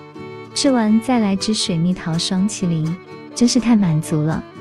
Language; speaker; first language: Chinese; native; Chinese